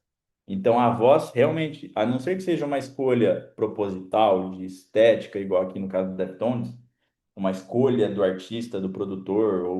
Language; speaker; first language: Portuguese; native; Portuguese